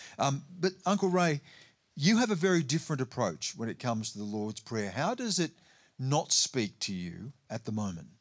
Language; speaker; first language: English; native; English